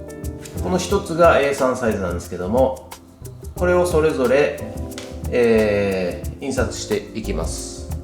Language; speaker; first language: Japanese; native; Japanese